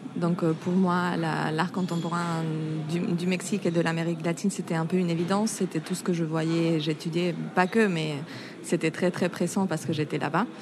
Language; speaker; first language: French; non-native, fluent; Spanish